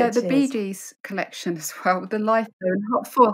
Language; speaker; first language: English; native; English